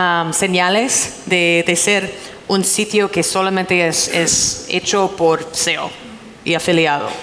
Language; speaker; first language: Spanish; non-native, fluent; English